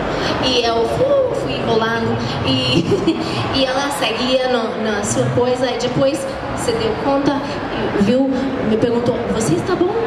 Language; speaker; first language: Portuguese; non-native, learner; English